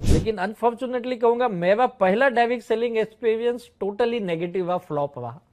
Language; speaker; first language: Hindi; native; Hindi